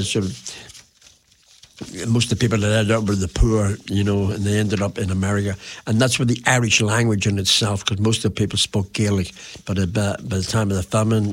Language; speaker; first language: English; native; English